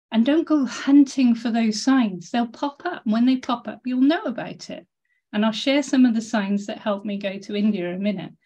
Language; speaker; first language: English; native; English